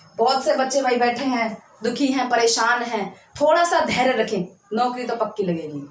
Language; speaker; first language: Hindi; native; Hindi